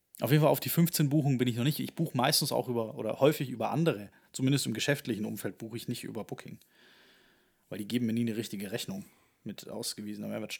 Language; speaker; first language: German; native; German